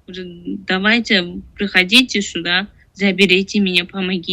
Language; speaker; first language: Russian; non-native, learner; Tajik